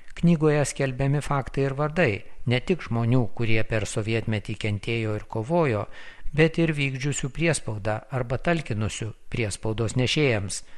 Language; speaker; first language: Lithuanian; native; Lithuanian